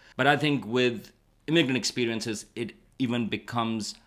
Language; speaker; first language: English; non-native, local second language; Urdu